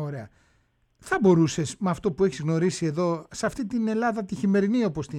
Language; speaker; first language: Greek; native; Greek